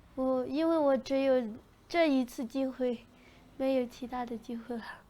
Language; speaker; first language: Chinese; non-native, local second language; Tibetan